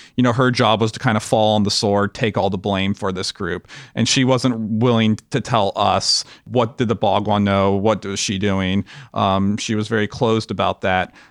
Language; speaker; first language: English; native; English